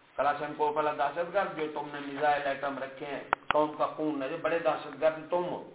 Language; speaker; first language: Urdu; non-native, local second language; Punjabi